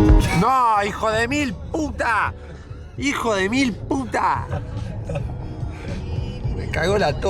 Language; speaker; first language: Spanish; native; Spanish